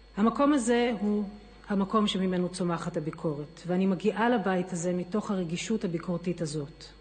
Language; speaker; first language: Hebrew; native; Hebrew